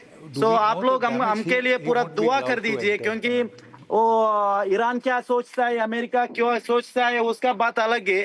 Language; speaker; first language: Hindi; non-native, local second language; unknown